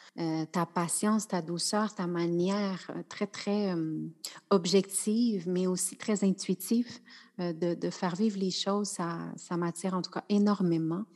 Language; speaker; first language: French; native; French